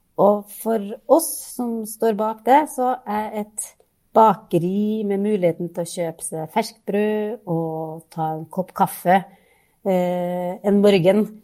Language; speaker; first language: Norwegian; native; Norwegian